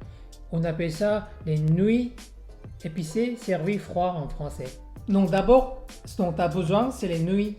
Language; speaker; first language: French; non-native, learner; Korean